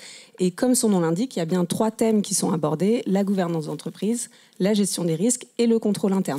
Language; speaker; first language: French; native; French